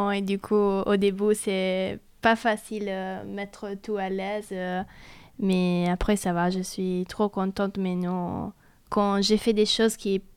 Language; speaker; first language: French; non-native, fluent; Italian